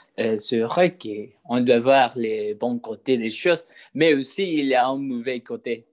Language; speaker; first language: French; non-native, learner; Spanish